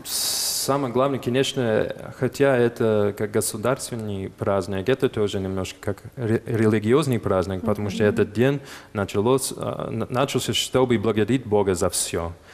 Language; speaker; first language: Russian; non-native, fluent; English